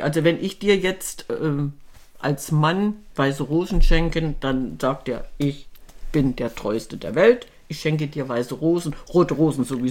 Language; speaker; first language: German; native; German